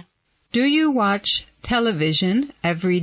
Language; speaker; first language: English; non-native, fluent; Mon